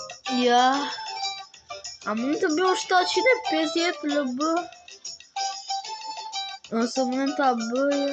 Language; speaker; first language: Albanian; early bilingual, heritage; Albanian